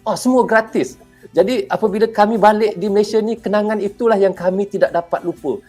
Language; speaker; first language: Malay; native; Malay